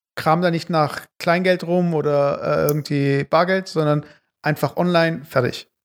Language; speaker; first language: German; early bilingual, other home language; Turkish